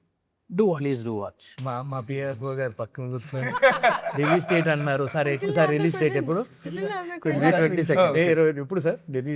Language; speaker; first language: Telugu; native; Telugu